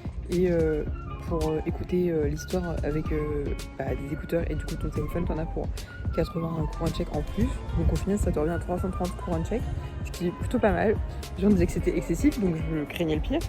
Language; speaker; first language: French; native; French